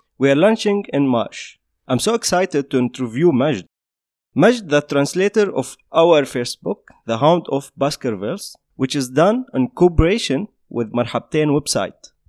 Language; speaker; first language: English; non-native, fluent; Arabic